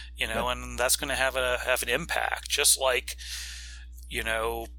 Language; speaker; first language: English; native; English